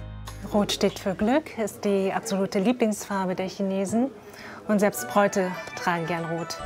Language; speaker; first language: German; early bilingual, other home language; Cantonese